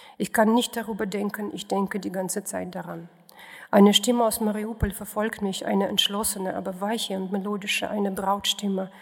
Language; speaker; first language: German; non-native, fluent; Russian